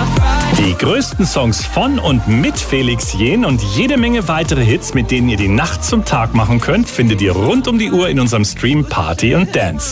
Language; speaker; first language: German; native; German